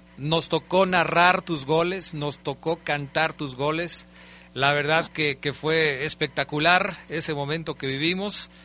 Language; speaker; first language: Spanish; native; Spanish